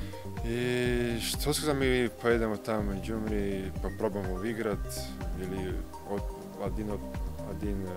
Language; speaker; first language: Russian; non-native, learner; Serbian